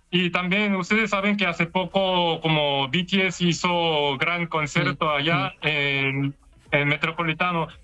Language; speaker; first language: Spanish; non-native, learner; Korean